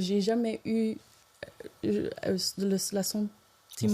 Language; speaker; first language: French; non-native, local second language; Dutch